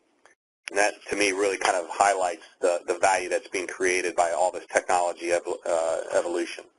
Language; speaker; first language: English; native; English